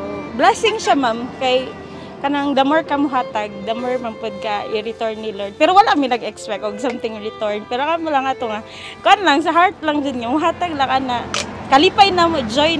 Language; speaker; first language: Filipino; non-native, local second language; Cebuano